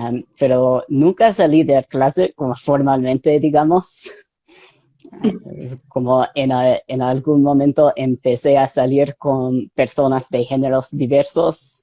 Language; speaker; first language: Spanish; non-native, fluent; English